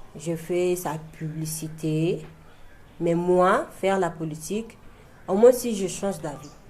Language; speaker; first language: French; non-native, local second language; Luba-Lulua